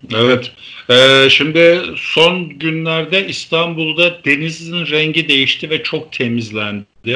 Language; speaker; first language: Turkish; native; Turkish